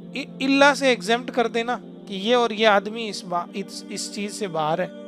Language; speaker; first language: Urdu; native; Urdu